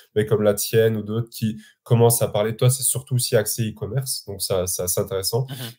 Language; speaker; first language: French; native; French